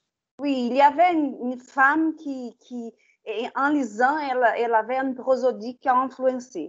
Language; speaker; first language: French; non-native, learner; Portuguese